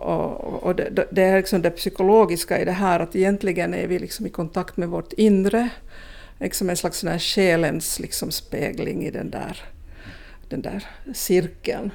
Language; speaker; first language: Swedish; native; Swedish